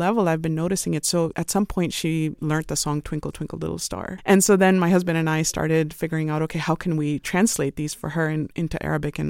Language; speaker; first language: English; non-native, local second language; Urdu